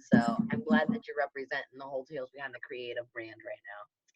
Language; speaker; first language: English; native; English